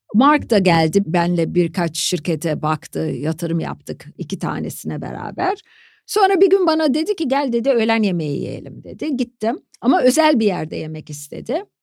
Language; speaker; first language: Turkish; native; Turkish